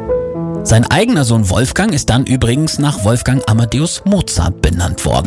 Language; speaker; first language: German; native; German